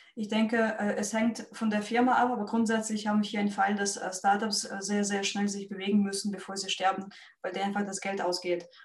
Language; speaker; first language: German; non-native, fluent; Russian